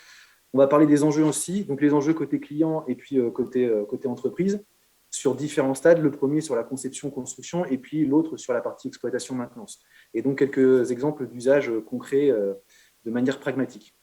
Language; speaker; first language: French; native; French